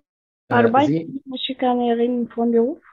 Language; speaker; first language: German; non-native, learner; Arabic